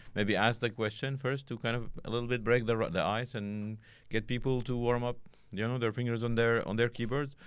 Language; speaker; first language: English; non-native, fluent; Arabic